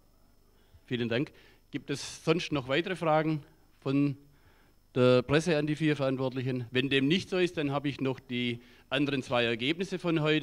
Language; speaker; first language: German; native; German